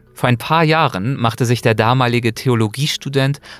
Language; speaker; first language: German; native; German